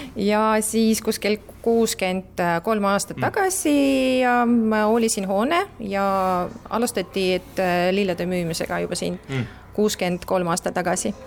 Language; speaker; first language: Estonian; non-native, local second language; Russian